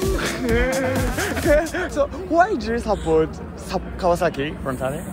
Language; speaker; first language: English; non-native, learner; Japanese